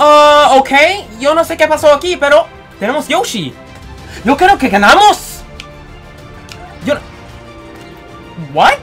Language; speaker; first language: Spanish; early bilingual, heritage; Spanish